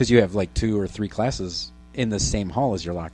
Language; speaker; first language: English; native; English